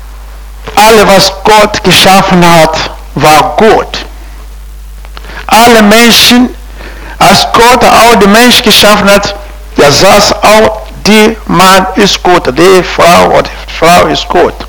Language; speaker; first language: German; non-native, fluent; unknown